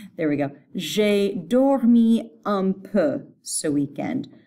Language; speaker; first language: English; native; English